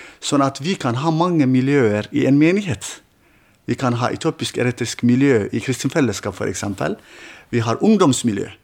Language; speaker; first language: Norwegian; non-native, fluent; Tigrinya